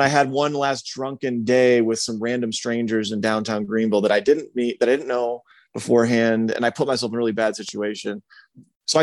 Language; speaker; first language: English; native; English